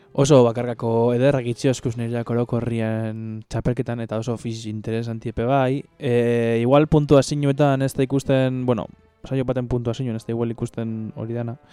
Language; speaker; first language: Basque; native; Basque